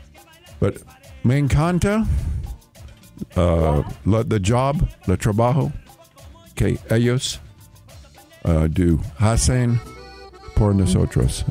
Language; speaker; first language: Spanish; non-native, learner; English